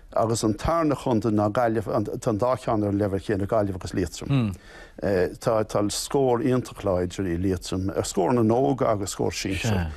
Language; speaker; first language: Irish; non-native, local second language; English